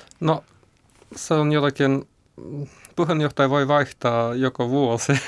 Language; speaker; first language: Finnish; non-native, learner; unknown